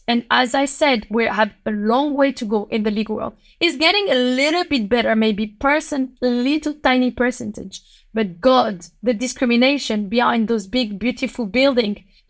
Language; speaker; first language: English; non-native, fluent; French